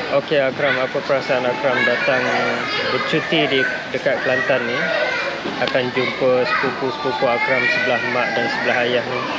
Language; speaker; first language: Malay; non-native, fluent; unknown